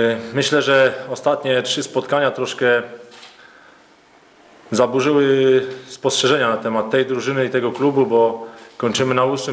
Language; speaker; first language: Polish; native; Polish